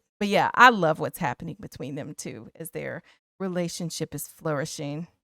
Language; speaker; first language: English; native; English